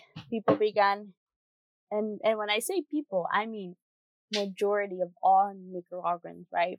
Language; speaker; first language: English; early bilingual, other home language; Spanish